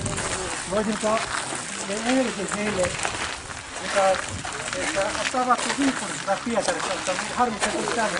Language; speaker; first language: Finnish; non-native, learner; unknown